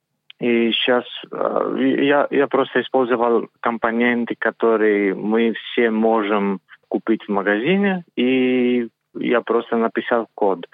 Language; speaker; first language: Russian; non-native, learner; Greek